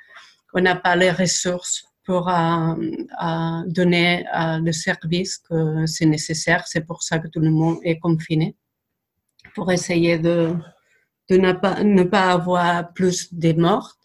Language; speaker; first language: French; non-native, fluent; Spanish